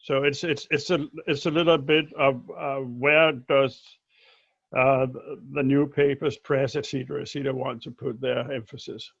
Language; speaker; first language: English; non-native, fluent; Danish